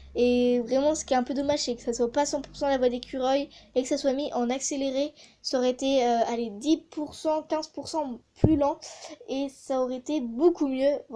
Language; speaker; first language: French; native; French